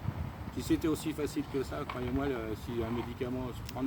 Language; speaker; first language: French; native; French